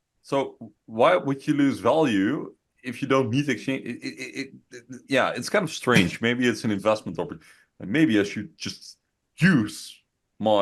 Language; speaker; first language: English; non-native, fluent; Dutch